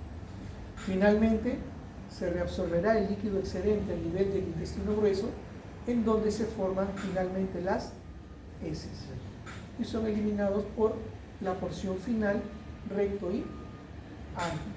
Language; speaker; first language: Spanish; native; Spanish